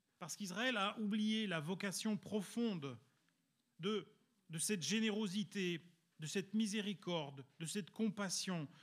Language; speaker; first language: French; early bilingual, other home language; Italian